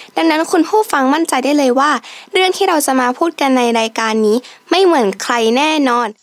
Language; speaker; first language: Thai; native; Thai